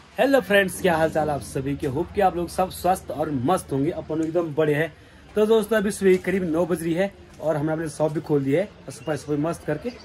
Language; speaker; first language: Hindi; native; Hindi